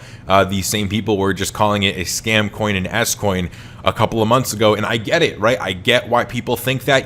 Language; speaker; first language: English; native; English